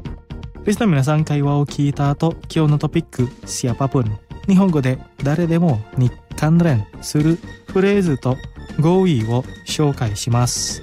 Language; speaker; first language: Japanese; non-native, fluent; Indonesian